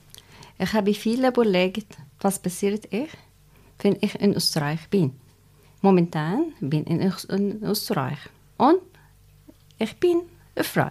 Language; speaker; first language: German; non-native, learner; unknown